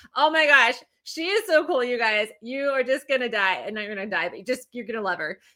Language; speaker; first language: English; native; English